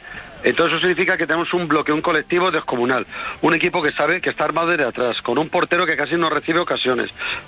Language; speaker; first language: Spanish; native; Spanish